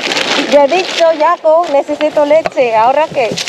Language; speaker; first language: Spanish; non-native, fluent; Filipino